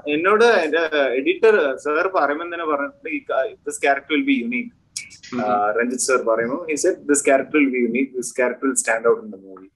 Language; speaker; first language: Malayalam; early bilingual, heritage; Malayalam